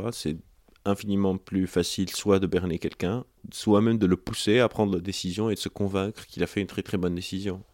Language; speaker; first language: French; non-native, local second language; Arabic